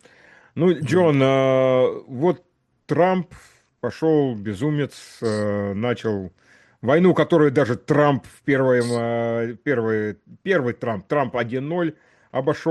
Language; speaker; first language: Russian; early bilingual, heritage; Russian